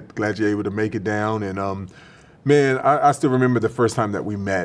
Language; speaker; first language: English; native; English